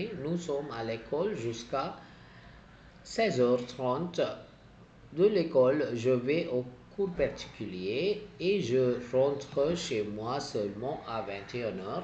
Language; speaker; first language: French; non-native, fluent; Tamil